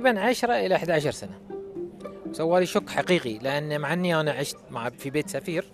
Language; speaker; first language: Arabic; native; Arabic